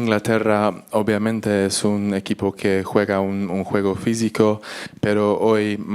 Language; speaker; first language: Spanish; non-native, learner; English